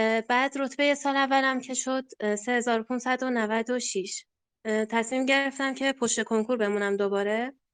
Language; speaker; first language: Persian; non-native, local second language; Azerbaijani